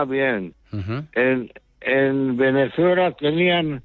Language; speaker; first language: Spanish; non-native, local second language; Basque